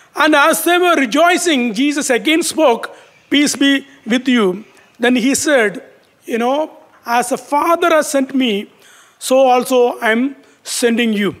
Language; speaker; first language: English; non-native, local second language; Tamil